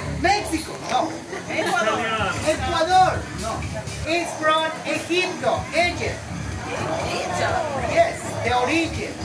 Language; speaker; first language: English; non-native, fluent; Spanish